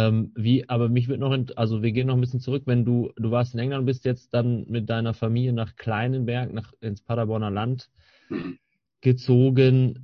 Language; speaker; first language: German; native; German